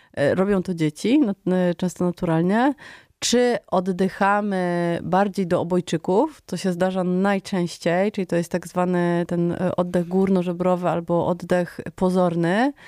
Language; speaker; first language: Polish; native; Polish